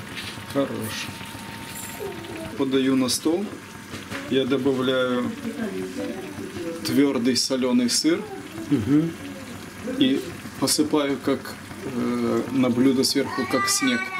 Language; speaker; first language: Russian; native; Russian